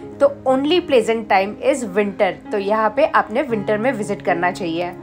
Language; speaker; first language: Hindi; non-native, local second language; Gujarati